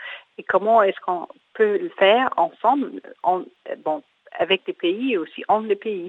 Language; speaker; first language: French; non-native, fluent; Danish